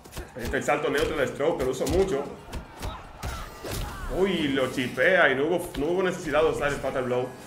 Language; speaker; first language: Spanish; native; Spanish